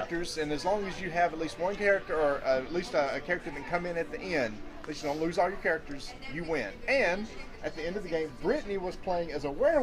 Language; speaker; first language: English; native; English